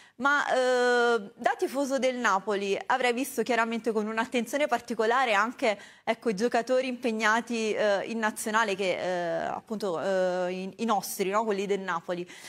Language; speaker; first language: Italian; native; Italian